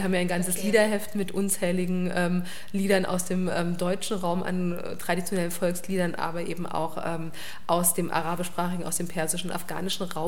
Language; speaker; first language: German; native; German